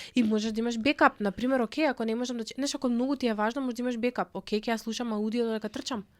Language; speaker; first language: Macedonian; native; Macedonian